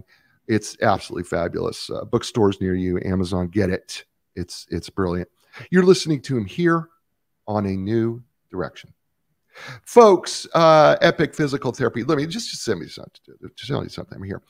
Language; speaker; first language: English; native; English